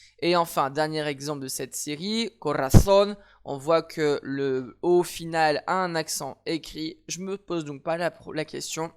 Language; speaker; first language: French; native; French